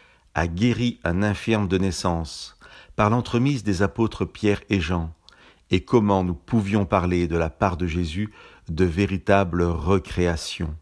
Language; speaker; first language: French; native; French